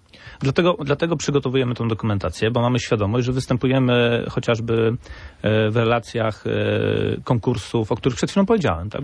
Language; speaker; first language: Polish; native; Polish